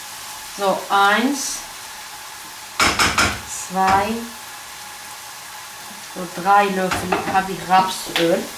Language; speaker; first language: German; non-native, learner; Kurdish